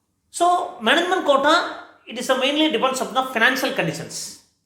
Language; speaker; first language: English; non-native, local second language; Tamil